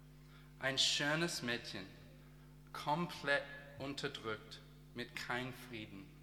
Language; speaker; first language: German; non-native, learner; English